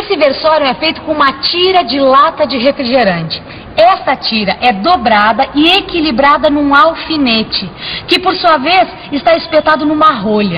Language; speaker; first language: Portuguese; native; Portuguese